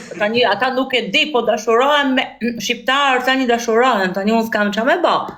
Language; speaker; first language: Albanian; early bilingual, heritage; Albanian